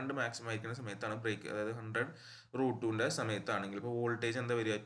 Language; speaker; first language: Malayalam; native; Malayalam